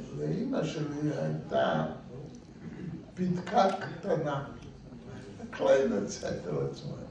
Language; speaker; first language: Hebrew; non-native, fluent; Yiddish